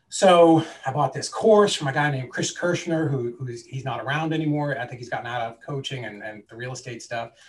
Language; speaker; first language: English; native; English